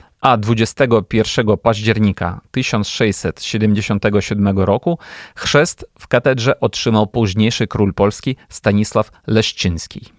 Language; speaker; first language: Polish; non-native, fluent; Ukrainian